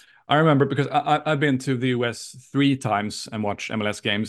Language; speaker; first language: English; non-native, fluent; Swedish